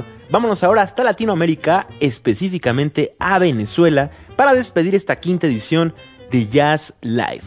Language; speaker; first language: Spanish; native; Spanish